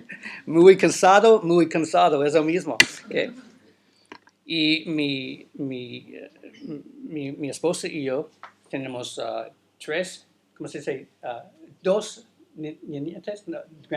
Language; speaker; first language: Spanish; non-native, learner; English